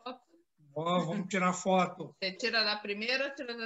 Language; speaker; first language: Portuguese; native; Portuguese